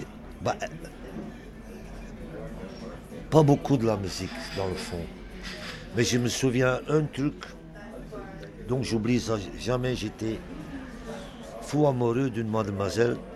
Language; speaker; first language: French; non-native, local second language; Dutch